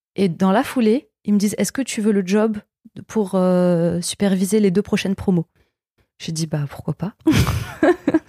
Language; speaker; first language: French; native; French